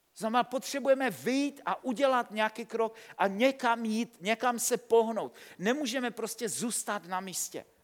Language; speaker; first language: Czech; native; Czech